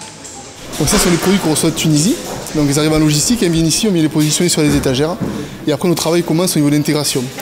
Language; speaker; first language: French; native; French